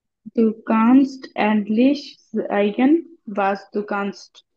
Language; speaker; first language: German; non-native, learner; Bangla